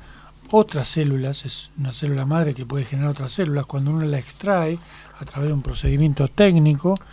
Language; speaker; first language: Spanish; native; Spanish